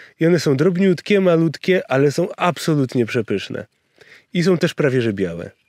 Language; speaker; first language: Polish; native; Polish